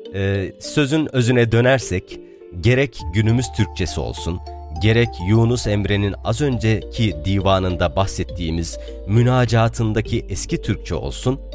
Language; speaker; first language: Turkish; non-native, local second language; Arabic